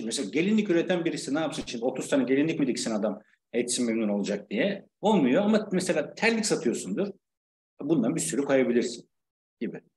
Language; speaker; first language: Turkish; native; Turkish